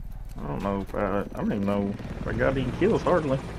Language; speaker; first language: English; native; English